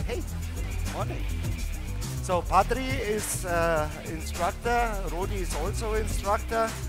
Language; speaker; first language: English; non-native, learner; German